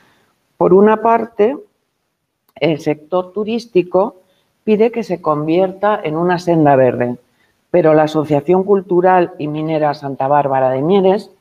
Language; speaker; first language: Spanish; native; Spanish